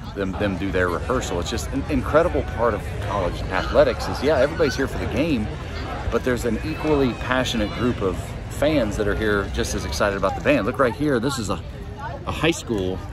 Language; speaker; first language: English; native; English